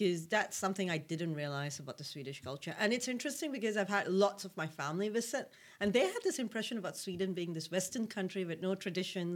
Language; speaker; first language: English; non-native, local second language; Tamil